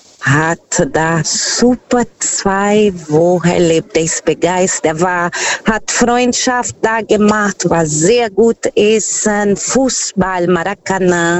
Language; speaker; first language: German; non-native, fluent; Portuguese